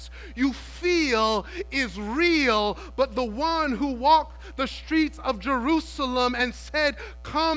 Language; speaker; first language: English; native; English